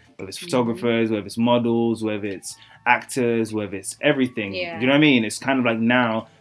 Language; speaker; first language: English; native; English